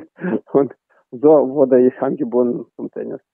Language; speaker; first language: German; non-native, fluent; Russian